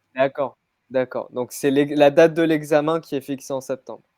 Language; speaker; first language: French; native; French